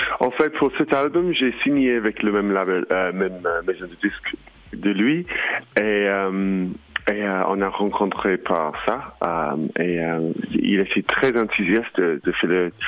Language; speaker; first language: French; non-native, learner; English